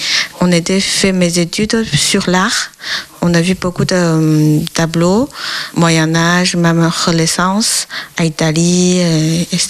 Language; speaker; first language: French; non-native, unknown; Chinese